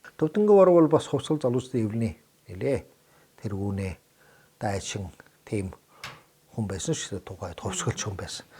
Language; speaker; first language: Mongolian; early bilingual, heritage; Mongolian